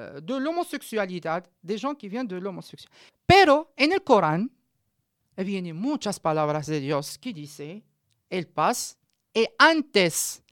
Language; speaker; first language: Spanish; non-native, learner; Arabic